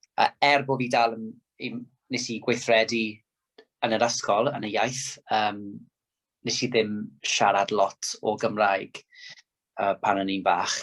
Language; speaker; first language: Welsh; non-native, local second language; English